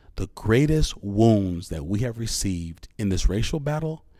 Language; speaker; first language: English; native; English